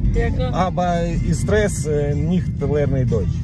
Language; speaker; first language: German; non-native, learner; Ukrainian